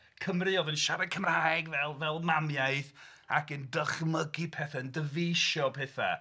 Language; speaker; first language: Welsh; native; Welsh